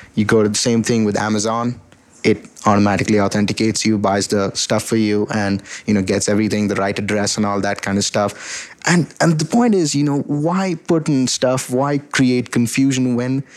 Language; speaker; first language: English; non-native, local second language; Hindi